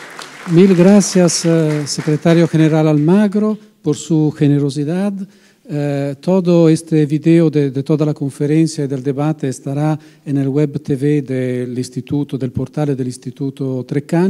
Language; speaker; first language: Spanish; non-native, fluent; Italian